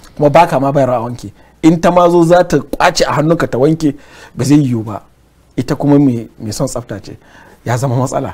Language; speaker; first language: Hausa; non-native, local second language; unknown